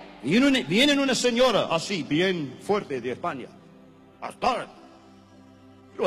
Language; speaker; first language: Spanish; non-native, learner; English